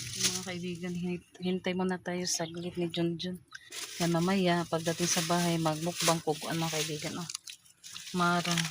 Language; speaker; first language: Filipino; non-native, local second language; Cebuano